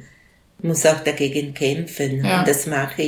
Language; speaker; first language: German; non-native, local second language; Italian